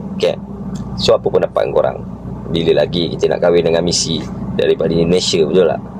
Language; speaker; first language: Malay; native; Malay